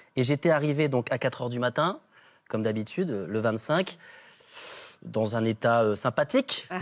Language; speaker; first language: French; native; French